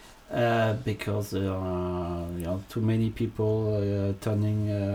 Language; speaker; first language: English; non-native, fluent; French